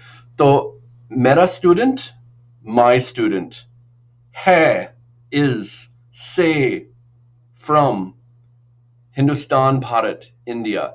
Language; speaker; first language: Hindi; non-native, learner; English